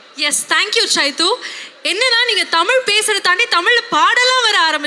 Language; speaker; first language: Tamil; native; Tamil